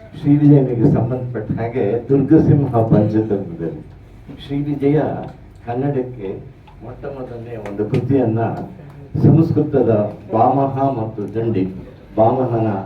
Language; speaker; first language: Kannada; native; Kannada